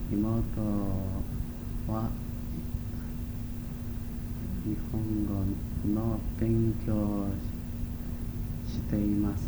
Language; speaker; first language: Japanese; non-native, learner; English